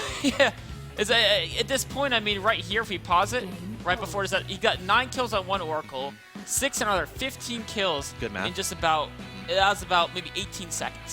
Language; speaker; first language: English; native; English